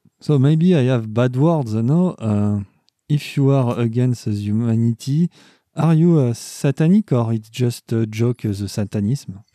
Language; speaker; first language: English; non-native, learner; French